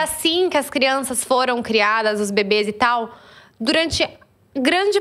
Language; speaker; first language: Portuguese; native; Portuguese